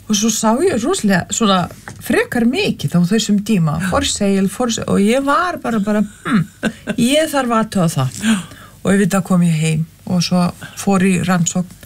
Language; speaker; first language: Icelandic; non-native, fluent; Lithuanian